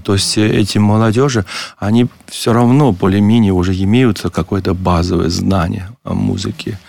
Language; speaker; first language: Russian; non-native, learner; Chinese